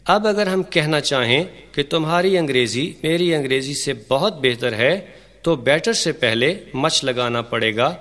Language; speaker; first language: Urdu; native; Urdu